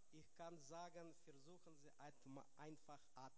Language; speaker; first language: German; non-native, learner; Russian